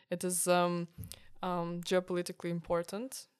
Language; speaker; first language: English; non-native, fluent; Ukrainian